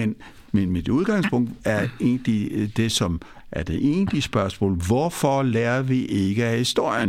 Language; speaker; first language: Danish; early bilingual, other home language; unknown